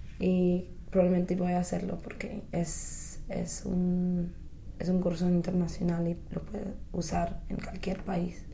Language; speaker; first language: Spanish; non-native, learner; English